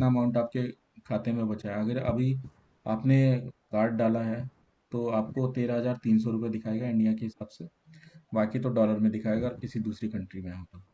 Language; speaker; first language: Hindi; native; Hindi